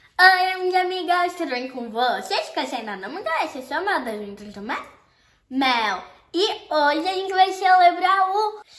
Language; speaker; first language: Portuguese; early bilingual, heritage; Portuguese